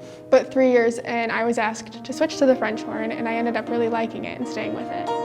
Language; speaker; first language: English; native; English